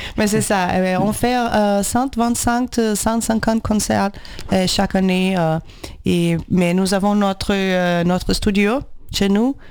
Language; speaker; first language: French; non-native, learner; Portuguese